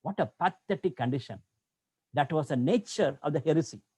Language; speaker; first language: English; non-native, local second language; Tamil